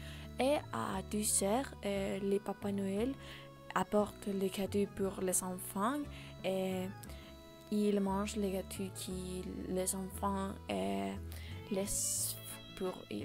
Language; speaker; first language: French; non-native, learner; Spanish